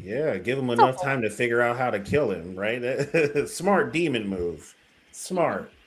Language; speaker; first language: English; native; English